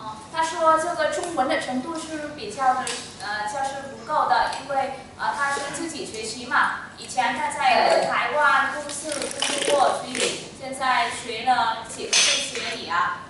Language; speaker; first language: Chinese; non-native, fluent; Vietnamese